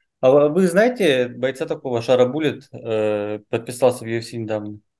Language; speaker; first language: Russian; native; Russian